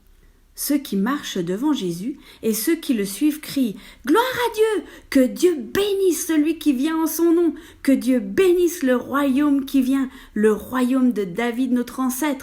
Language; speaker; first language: French; native; French